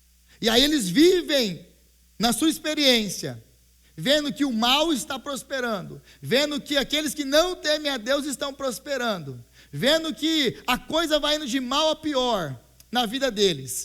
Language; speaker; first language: Portuguese; native; Portuguese